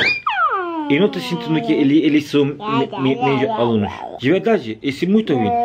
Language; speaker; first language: Portuguese; non-native, learner; Turkish